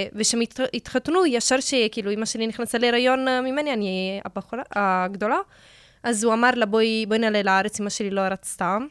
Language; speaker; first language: Hebrew; non-native, fluent; Italian